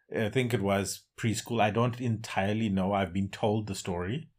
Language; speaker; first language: English; native; English